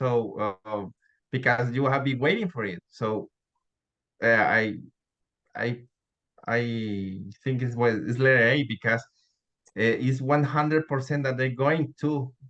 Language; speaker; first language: English; non-native, learner; Spanish